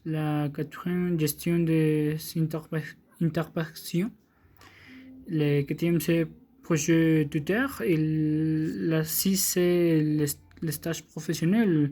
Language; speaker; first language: French; non-native, learner; Spanish